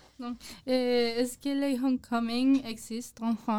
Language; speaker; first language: French; non-native, learner; English